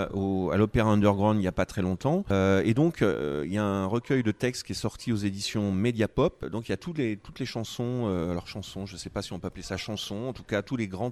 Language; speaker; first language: French; native; French